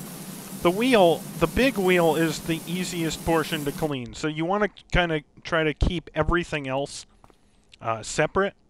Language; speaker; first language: English; native; English